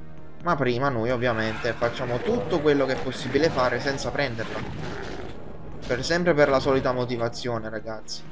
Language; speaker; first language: Italian; native; Italian